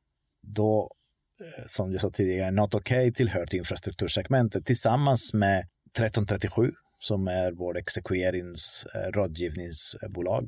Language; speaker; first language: Swedish; non-native, fluent; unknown